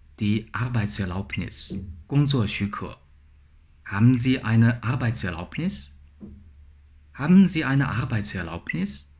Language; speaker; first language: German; non-native, fluent; Chinese